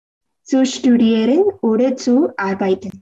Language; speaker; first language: German; non-native, learner; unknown